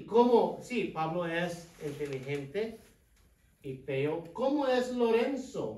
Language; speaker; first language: Spanish; non-native, fluent; English